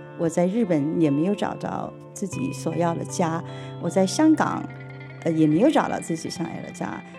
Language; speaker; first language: Chinese; early bilingual, heritage; Chinese